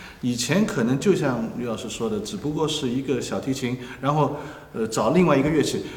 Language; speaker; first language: Chinese; native; Chinese